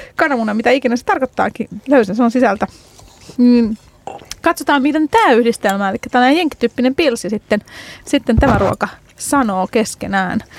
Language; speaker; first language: Finnish; non-native, fluent; Hungarian